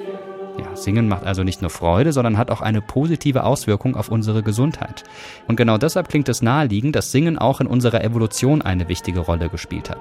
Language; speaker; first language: German; native; German